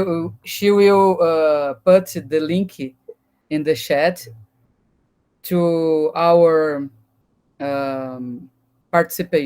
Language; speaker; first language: English; non-native, learner; Portuguese